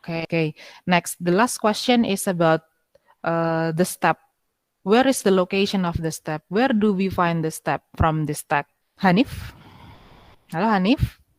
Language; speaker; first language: English; non-native, fluent; Indonesian